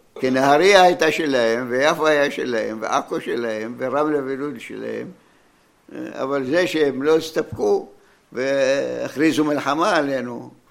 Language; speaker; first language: Hebrew; non-native, fluent; Arabic